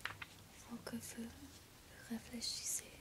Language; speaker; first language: French; non-native, learner; English